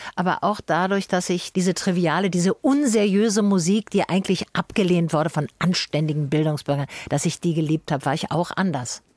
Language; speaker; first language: German; native; German